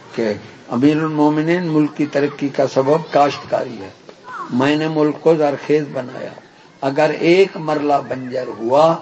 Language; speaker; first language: Urdu; non-native, local second language; Punjabi